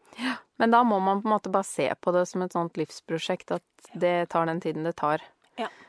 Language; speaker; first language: Norwegian; native; Norwegian